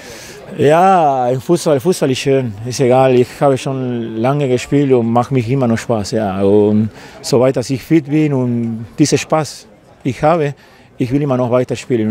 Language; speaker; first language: German; non-native, fluent; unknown